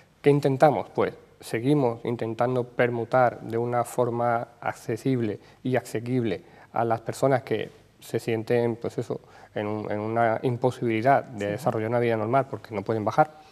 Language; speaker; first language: Spanish; native; Spanish